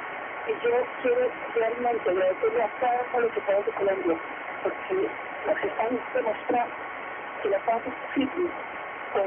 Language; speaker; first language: Spanish; native; Spanish